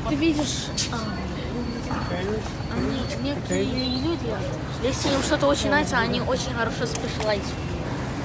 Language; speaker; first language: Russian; early bilingual, heritage; Russian